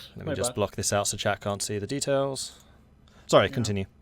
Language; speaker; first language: English; native; English